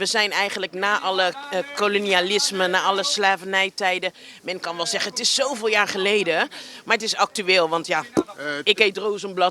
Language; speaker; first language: Dutch; native; Dutch